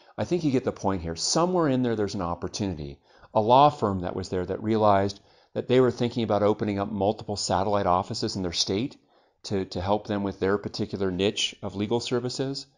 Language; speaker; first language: English; native; English